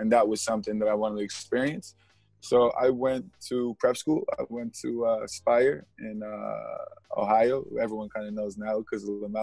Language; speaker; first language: English; native; English